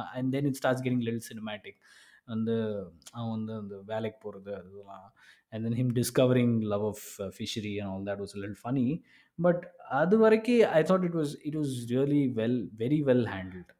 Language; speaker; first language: English; non-native, local second language; Tamil